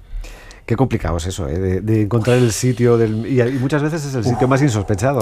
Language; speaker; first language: Spanish; native; Spanish